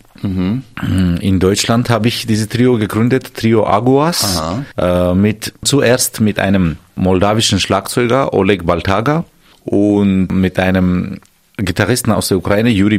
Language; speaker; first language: German; non-native, fluent; Armenian